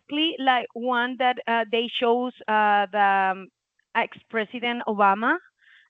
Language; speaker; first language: English; non-native, learner; Spanish